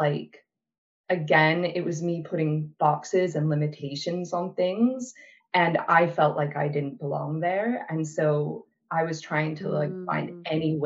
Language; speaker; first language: English; native; English